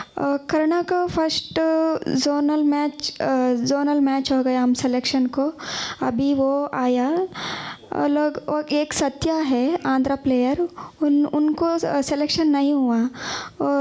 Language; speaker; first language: Hindi; non-native, local second language; Kannada